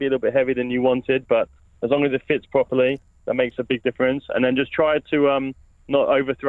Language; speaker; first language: English; native; English